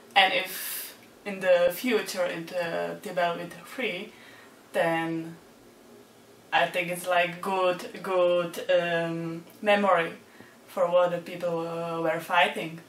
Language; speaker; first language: English; non-native, learner; Czech